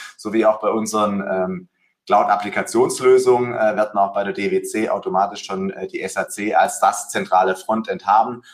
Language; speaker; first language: German; native; German